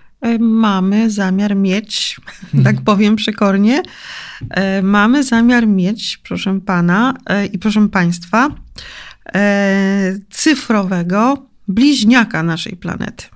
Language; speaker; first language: Polish; native; Polish